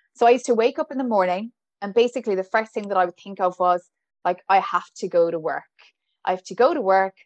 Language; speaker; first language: English; native; English